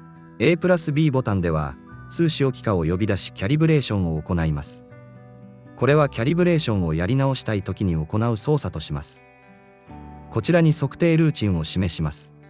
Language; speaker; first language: Japanese; native; Japanese